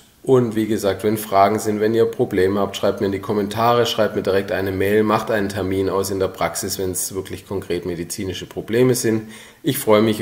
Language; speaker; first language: German; native; German